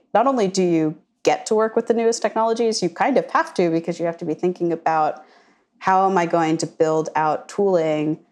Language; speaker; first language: English; native; English